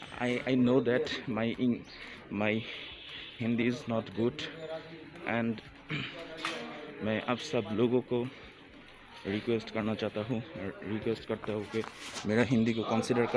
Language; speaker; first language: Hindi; non-native, learner; Bangla